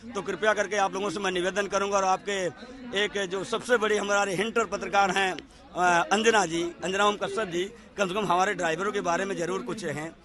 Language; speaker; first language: Hindi; native; Hindi